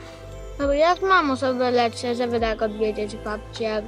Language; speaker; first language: Polish; early bilingual, heritage; Polish